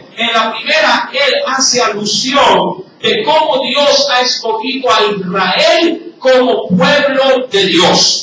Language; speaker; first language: Spanish; native; Spanish